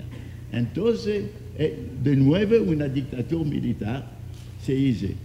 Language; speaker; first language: Spanish; non-native, fluent; French